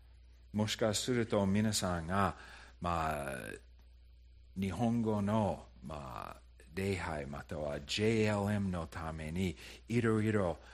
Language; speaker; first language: Japanese; non-native, fluent; English